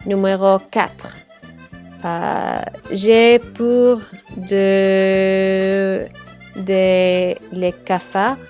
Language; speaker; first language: French; non-native, learner; Arabic